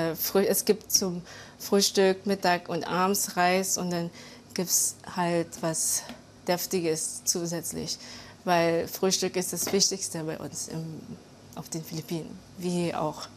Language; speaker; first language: German; early bilingual, other home language; Filipino